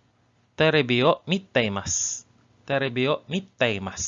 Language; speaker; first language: Japanese; non-native, learner; English